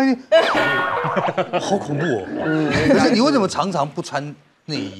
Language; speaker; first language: Chinese; native; Chinese